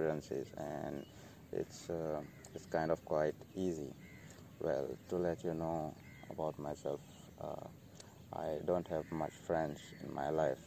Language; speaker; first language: English; non-native, local second language; Konkani